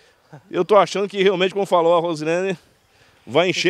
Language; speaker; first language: Portuguese; native; Portuguese